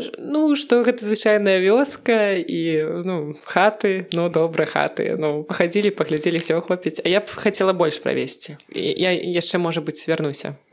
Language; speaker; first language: Belarusian; non-native, local second language; Russian